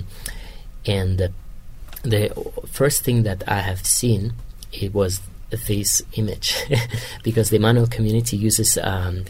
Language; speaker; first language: English; non-native, fluent; Kazakh